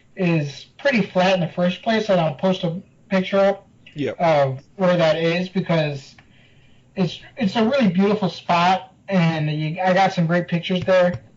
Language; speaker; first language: English; native; English